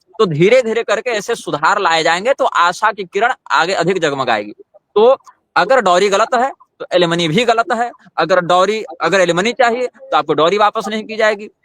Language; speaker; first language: Hindi; native; Hindi